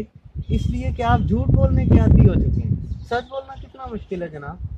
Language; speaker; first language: Urdu; native; Urdu